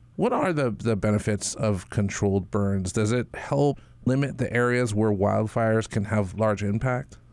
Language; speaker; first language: English; native; English